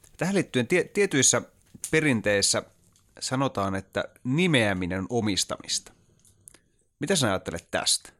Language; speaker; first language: Finnish; native; Finnish